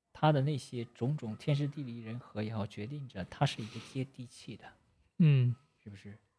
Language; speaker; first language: Chinese; native; Chinese